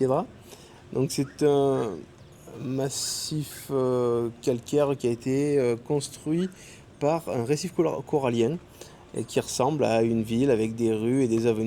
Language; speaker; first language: French; native; French